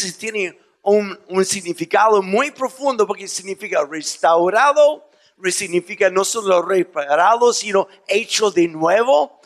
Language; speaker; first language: Spanish; non-native, fluent; English